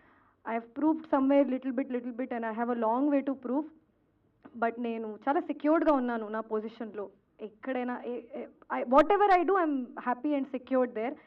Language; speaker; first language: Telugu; non-native, fluent; Hindi